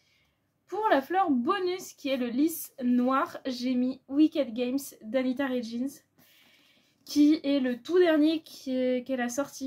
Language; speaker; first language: French; native; French